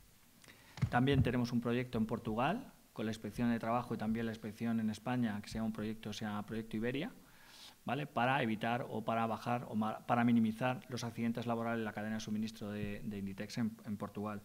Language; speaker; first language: Spanish; native; Spanish